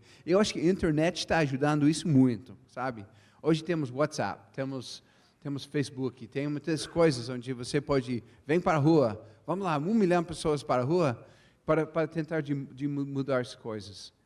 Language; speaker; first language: Portuguese; non-native, fluent; English